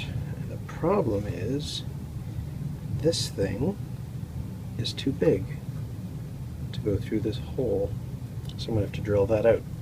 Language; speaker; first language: English; native; English